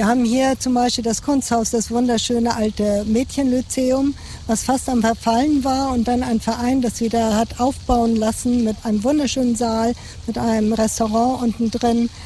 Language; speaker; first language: German; native; German